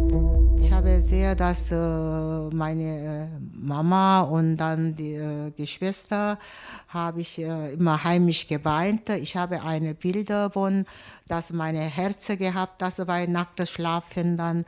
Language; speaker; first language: German; non-native, learner; Korean